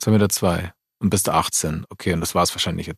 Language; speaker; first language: German; native; German